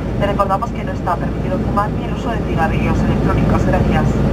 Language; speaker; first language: Spanish; native; Spanish